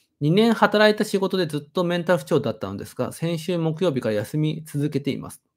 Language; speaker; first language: Japanese; native; Japanese